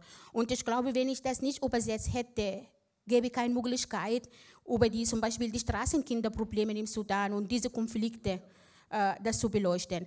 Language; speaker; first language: German; non-native, fluent; Arabic